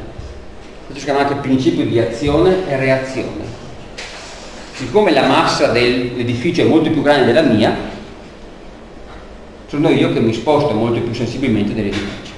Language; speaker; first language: Italian; native; Italian